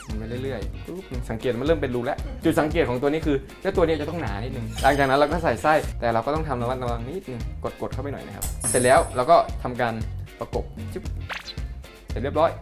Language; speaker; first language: Thai; native; Thai